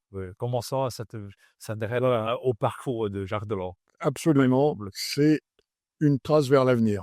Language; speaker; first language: French; non-native, fluent; Chinese